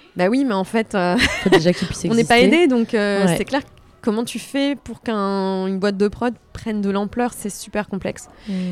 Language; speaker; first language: French; native; French